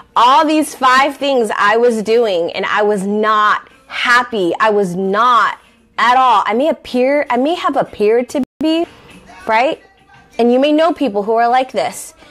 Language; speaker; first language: English; native; English